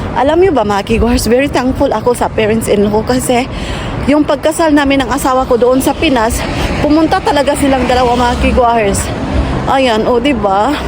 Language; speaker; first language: Filipino; non-native, local second language; Cebuano